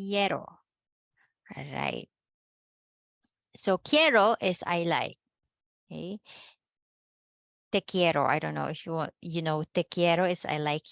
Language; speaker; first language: Spanish; non-native, fluent; Filipino